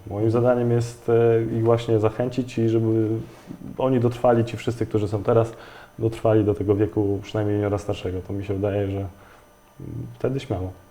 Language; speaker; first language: Polish; native; Polish